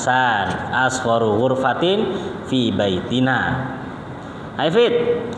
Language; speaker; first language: Arabic; non-native, fluent; Indonesian